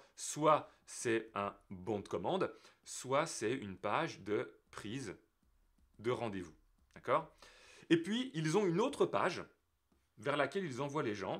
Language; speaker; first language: French; native; French